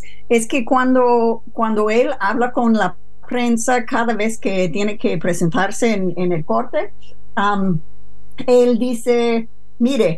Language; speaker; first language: Spanish; non-native, fluent; English